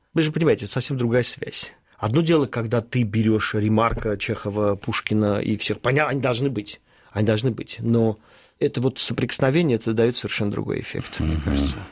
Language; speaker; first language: Russian; early bilingual, other home language; Armenian